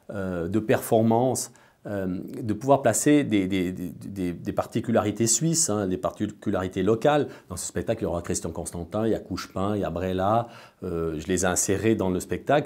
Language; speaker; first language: French; native; French